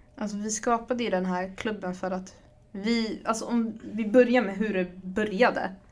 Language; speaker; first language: Swedish; early bilingual, other home language; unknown